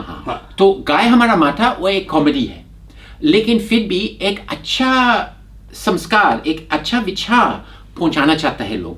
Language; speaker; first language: Hindi; non-native, fluent; English